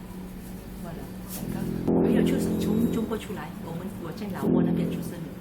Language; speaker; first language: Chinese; early bilingual, heritage; Chinese